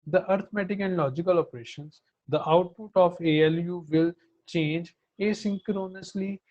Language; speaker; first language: English; non-native, local second language; Punjabi